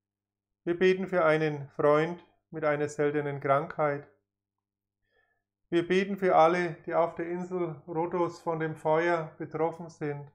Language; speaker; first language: German; native; German